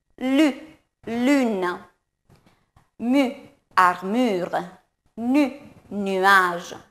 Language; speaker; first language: French; non-native, fluent; Romanian